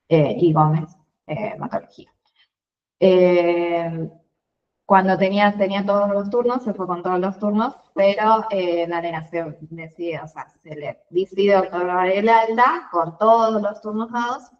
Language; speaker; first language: Spanish; native; Spanish